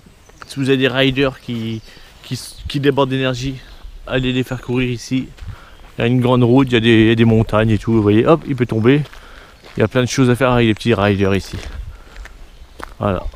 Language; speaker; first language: French; native; French